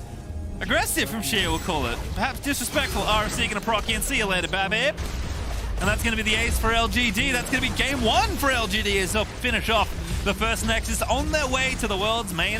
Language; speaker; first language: English; native; English